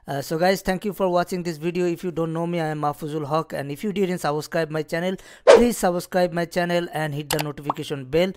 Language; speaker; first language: English; non-native, local second language; Bangla